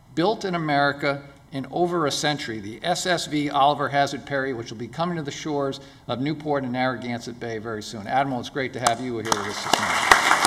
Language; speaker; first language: English; native; English